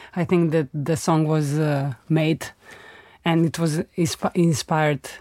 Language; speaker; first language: English; non-native, fluent; Macedonian